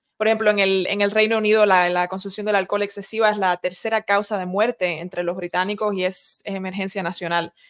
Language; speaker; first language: Spanish; early bilingual, heritage; Spanish